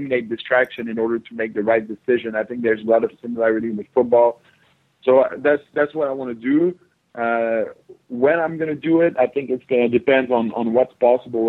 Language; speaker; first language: English; non-native, fluent; French